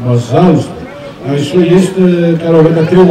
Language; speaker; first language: Russian; non-native, learner; Greek